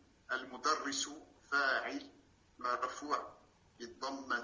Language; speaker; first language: Arabic; non-native, learner; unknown